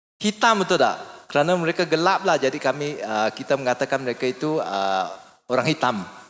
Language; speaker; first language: Malay; non-native, local second language; English